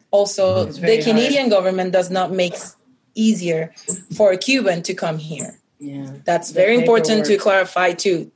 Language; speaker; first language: English; non-native, fluent; Spanish